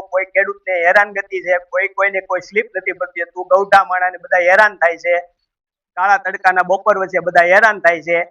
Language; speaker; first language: Gujarati; native; Gujarati